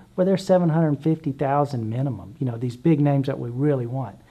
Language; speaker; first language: English; native; English